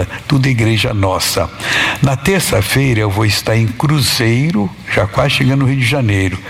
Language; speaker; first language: Portuguese; native; Portuguese